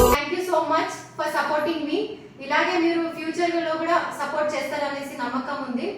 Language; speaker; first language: Telugu; non-native, learner; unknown